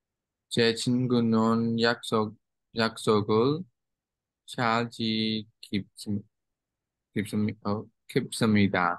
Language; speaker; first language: Korean; non-native, learner; Burmese